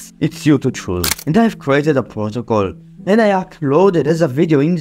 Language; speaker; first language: English; non-native, fluent; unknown